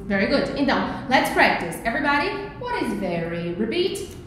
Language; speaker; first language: English; non-native, fluent; Portuguese